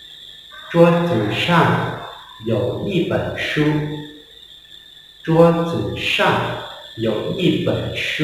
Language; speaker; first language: Chinese; non-native, fluent; Hmong